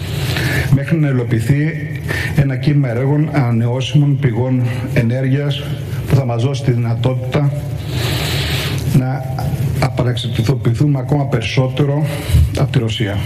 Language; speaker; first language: Greek; native; Greek